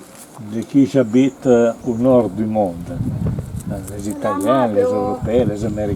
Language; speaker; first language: French; non-native, learner; Italian